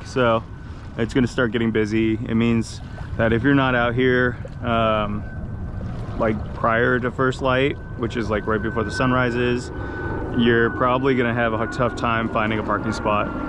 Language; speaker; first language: English; native; English